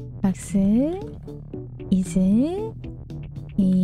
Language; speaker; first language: Korean; native; Korean